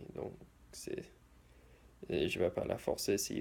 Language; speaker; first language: French; non-native, learner; English